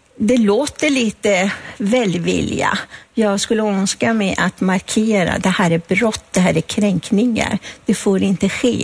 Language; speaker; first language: Swedish; non-native, fluent; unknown